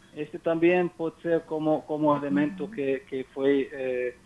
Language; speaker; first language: Spanish; non-native, learner; Hebrew